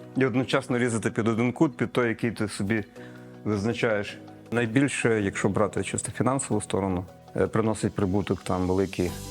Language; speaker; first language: Ukrainian; native; Ukrainian